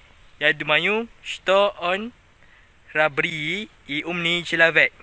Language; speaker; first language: Russian; non-native, learner; Malay